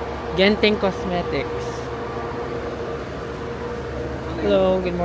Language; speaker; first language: English; non-native, local second language; Filipino